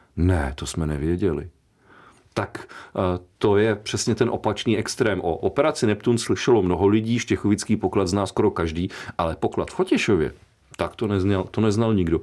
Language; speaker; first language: Czech; native; Czech